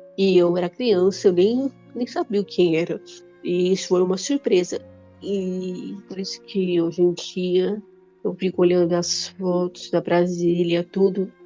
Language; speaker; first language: Portuguese; non-native, local second language; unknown